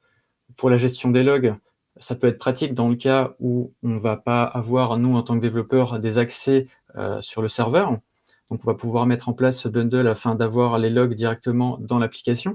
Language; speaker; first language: French; native; French